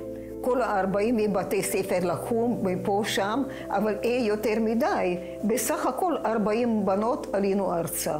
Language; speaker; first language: Hebrew; non-native, fluent; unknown